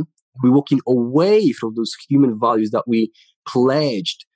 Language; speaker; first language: English; non-native, fluent; Polish